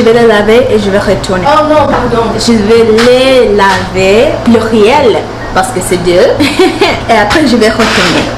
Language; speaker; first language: French; non-native, learner; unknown